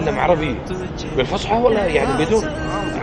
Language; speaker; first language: Arabic; non-native, learner; Urdu